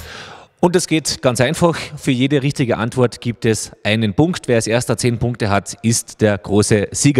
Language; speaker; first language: German; native; German